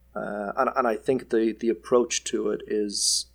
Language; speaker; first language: English; native; English